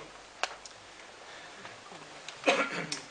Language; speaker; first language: French; non-native, learner; Norwegian